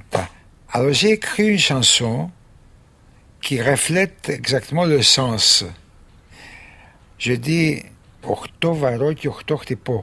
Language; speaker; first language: French; non-native, fluent; Greek